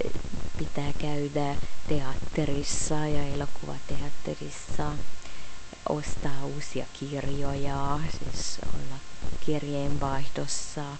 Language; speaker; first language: Finnish; non-native, fluent; Hungarian